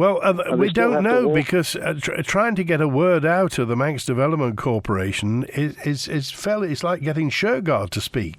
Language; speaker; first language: English; native; English